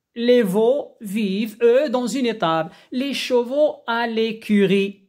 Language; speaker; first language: French; non-native, local second language; Arabic